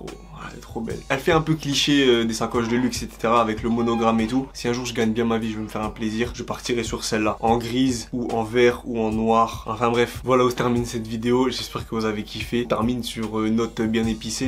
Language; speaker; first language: French; native; French